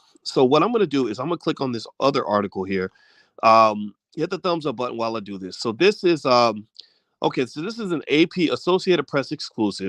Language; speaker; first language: English; native; English